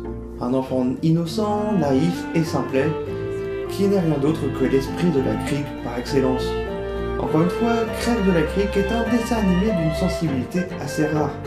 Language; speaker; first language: French; native; French